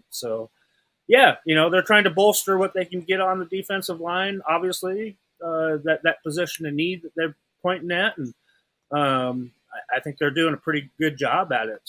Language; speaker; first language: English; native; English